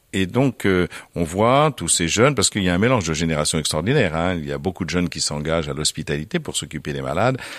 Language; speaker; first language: French; native; French